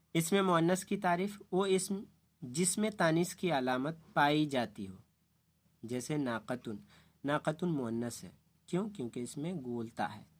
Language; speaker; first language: Urdu; native; Urdu